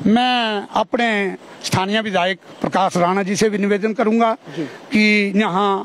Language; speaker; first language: Hindi; native; Hindi